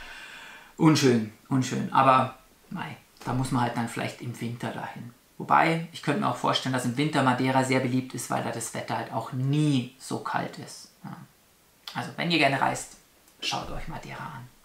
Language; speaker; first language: German; native; German